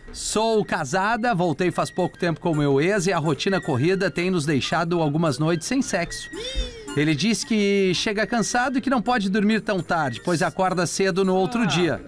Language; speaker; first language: Portuguese; native; Portuguese